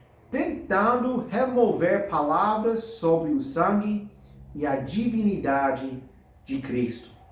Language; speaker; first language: Portuguese; non-native, fluent; English